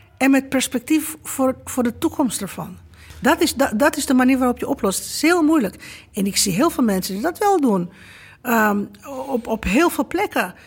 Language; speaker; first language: Dutch; non-native, fluent; Romanian